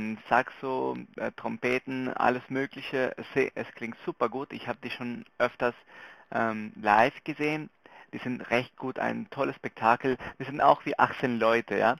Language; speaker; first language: German; non-native, local second language; Spanish